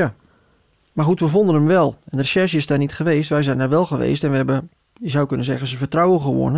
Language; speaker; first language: Dutch; native; Dutch